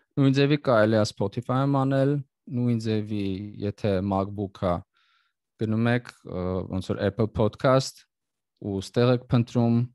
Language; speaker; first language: Armenian; native; Armenian